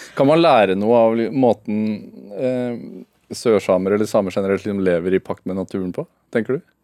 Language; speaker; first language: Norwegian; native; Norwegian